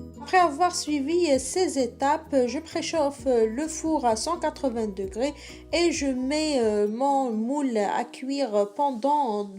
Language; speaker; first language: French; non-native, local second language; Arabic